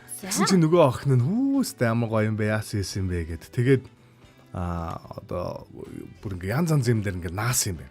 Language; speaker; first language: Mongolian; native; Mongolian